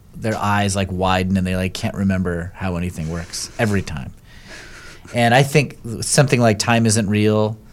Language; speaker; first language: English; native; English